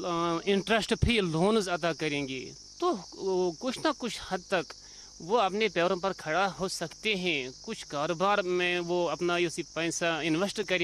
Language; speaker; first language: Hindi; non-native, local second language; Kashmiri